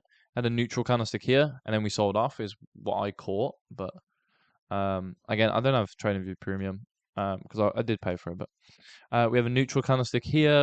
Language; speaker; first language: English; native; English